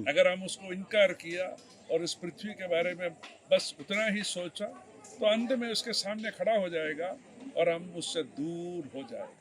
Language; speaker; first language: Hindi; non-native, local second language; Malayalam